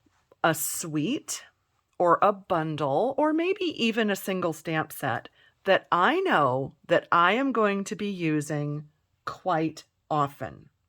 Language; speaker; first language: English; native; English